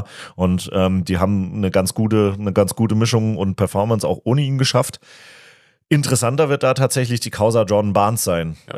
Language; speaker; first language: German; native; German